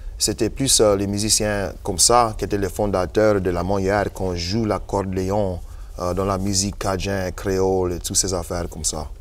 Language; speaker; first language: French; non-native, local second language; English